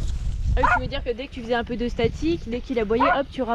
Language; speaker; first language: French; native; French